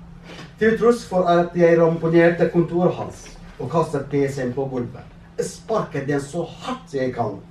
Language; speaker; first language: Norwegian; non-native, fluent; Arabic